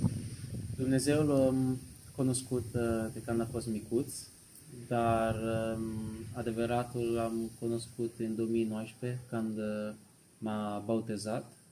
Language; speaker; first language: Romanian; non-native, learner; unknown